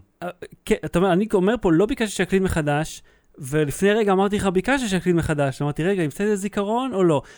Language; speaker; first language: Hebrew; early bilingual, other home language; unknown